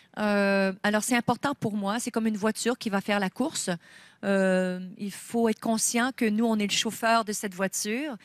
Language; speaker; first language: French; native; French